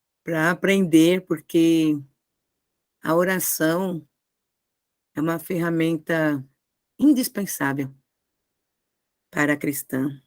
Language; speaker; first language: Portuguese; native; Portuguese